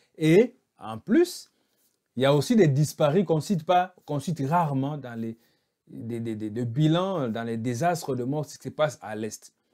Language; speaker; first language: French; non-native, local second language; Lingala